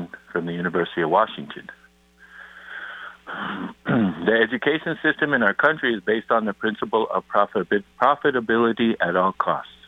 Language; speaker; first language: English; native; English